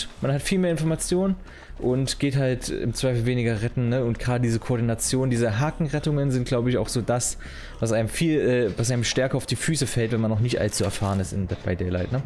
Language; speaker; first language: German; native; German